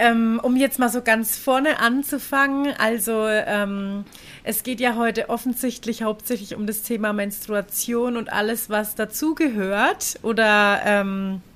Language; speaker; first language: German; native; German